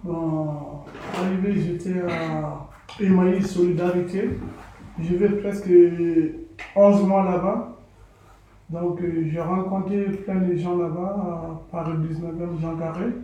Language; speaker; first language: French; non-native, learner; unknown